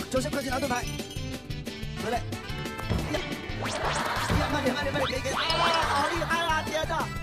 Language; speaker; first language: Chinese; native; Chinese